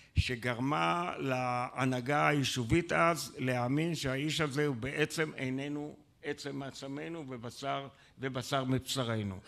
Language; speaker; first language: Hebrew; native; Hebrew